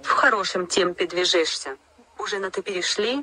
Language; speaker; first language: Russian; native; Russian